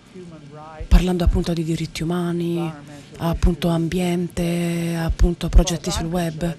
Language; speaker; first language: Italian; native; Italian